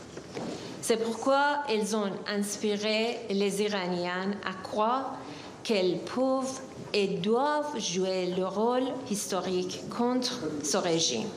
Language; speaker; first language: French; non-native, fluent; Persian